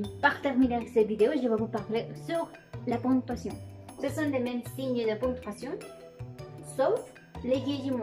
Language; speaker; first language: French; non-native, learner; Spanish